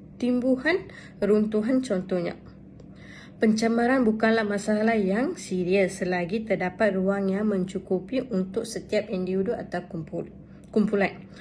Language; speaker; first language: Malay; non-native, local second language; Tamil